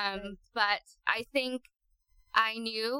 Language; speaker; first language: English; native; English